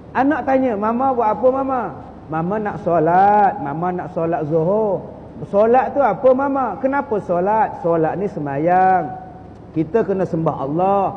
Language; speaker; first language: Malay; native; Malay